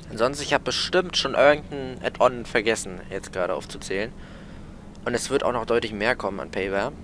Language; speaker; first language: German; native; German